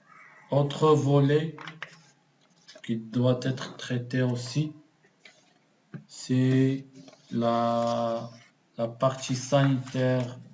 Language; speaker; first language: French; non-native, local second language; Arabic